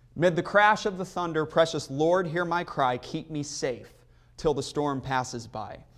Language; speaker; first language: English; native; English